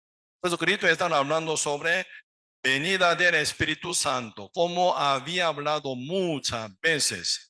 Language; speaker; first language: Spanish; non-native, learner; Korean